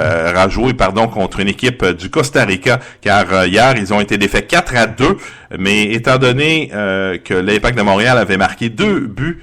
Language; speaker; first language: French; native; French